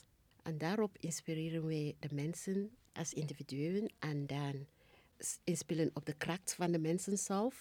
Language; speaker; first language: Dutch; non-native, fluent; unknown